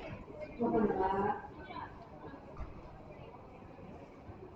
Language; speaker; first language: Chinese; native; Chinese